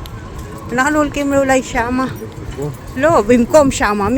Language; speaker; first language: Hebrew; non-native, learner; Filipino